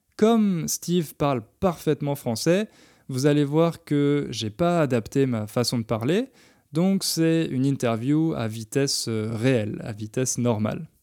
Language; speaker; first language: French; native; French